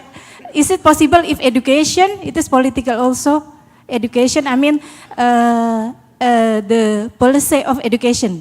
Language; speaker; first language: English; non-native, learner; Indonesian